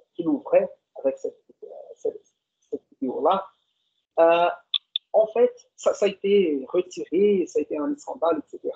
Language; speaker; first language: French; non-native, fluent; Portuguese